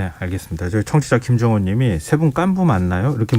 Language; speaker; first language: Korean; native; Korean